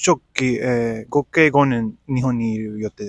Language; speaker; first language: Japanese; non-native, fluent; Spanish